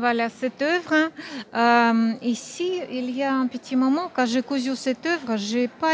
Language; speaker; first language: French; non-native, fluent; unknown